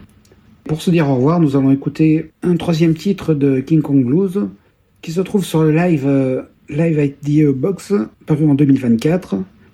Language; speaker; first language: French; native; French